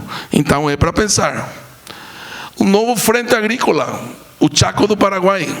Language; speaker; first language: Portuguese; non-native, fluent; Spanish